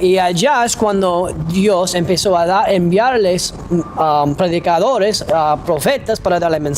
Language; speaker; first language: Spanish; non-native, fluent; English